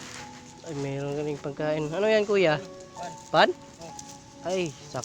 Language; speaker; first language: Filipino; non-native, local second language; Cebuano